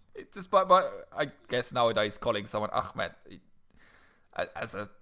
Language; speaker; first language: English; non-native, fluent; Luxembourgish